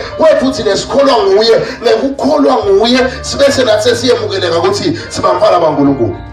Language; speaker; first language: Zulu; non-native, local second language; Swati